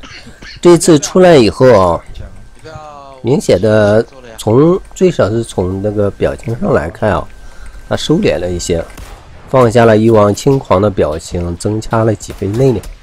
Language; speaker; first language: Chinese; native; Chinese